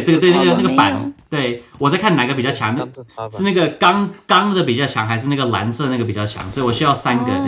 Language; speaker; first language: Chinese; early bilingual, heritage; Chinese